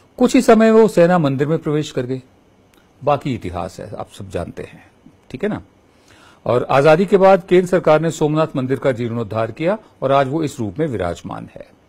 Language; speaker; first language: Hindi; native; Hindi